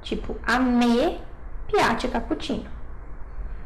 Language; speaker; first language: Italian; non-native, fluent; Portuguese